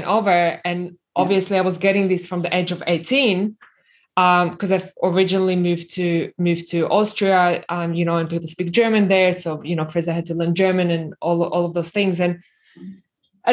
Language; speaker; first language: English; non-native, fluent; Slovak